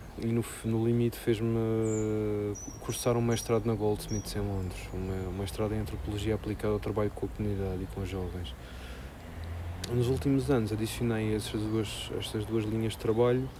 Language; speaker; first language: Portuguese; native; Portuguese